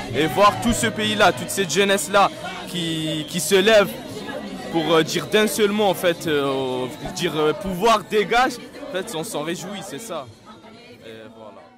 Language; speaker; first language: French; non-native, local second language; Kabyle